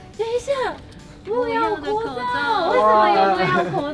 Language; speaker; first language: Chinese; non-native, fluent; Japanese